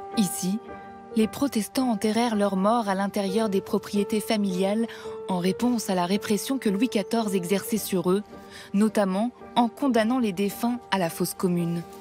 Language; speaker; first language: French; native; French